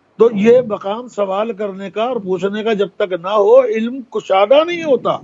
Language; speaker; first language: Urdu; native; Urdu